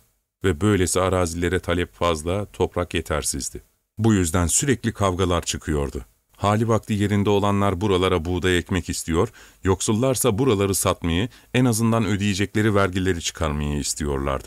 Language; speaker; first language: Turkish; native; Turkish